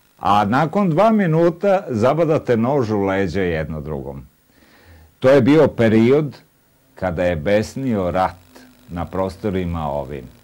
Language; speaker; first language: Serbian; native; Serbian